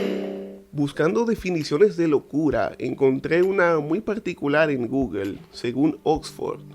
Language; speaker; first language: Spanish; native; Spanish